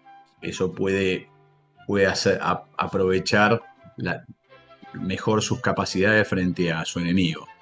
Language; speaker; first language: Spanish; native; Spanish